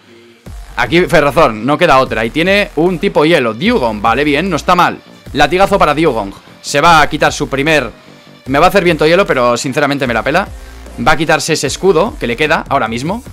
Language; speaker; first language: Spanish; native; Spanish